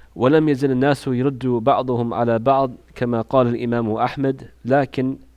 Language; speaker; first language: Arabic; non-native, fluent; English